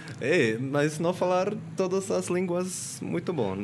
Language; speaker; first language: Portuguese; non-native, learner; Swiss German